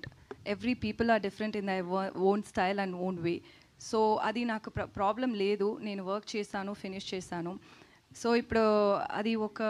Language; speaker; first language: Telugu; non-native, fluent; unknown